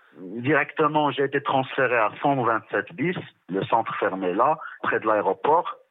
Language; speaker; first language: French; non-native, local second language; Arabic